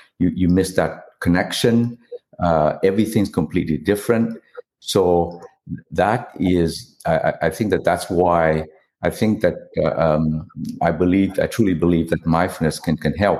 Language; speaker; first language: English; non-native, fluent; Vietnamese